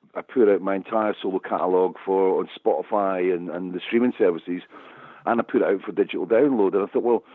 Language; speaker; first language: English; native; English